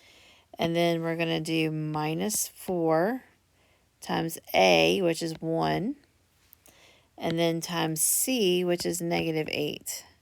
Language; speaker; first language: English; native; English